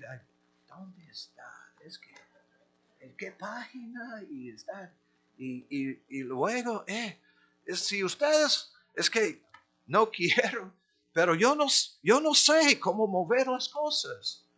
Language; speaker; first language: Spanish; non-native, fluent; English